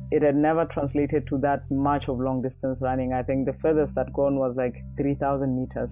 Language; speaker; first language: English; non-native, local second language; Tswana